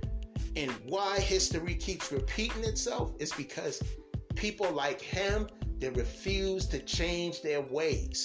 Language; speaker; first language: English; native; English